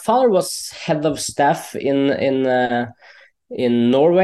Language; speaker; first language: English; non-native, fluent; Norwegian